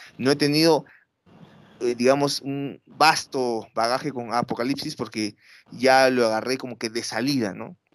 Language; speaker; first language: Spanish; native; Spanish